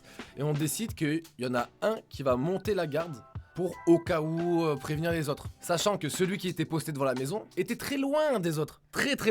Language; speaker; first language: French; native; French